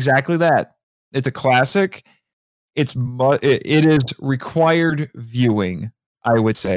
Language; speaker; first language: English; native; English